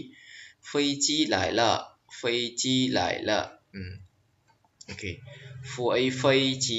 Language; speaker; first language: Chinese; non-native, fluent; Khmer